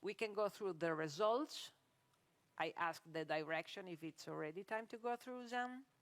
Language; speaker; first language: English; non-native, fluent; Italian